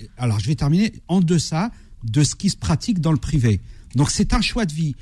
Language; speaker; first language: French; native; French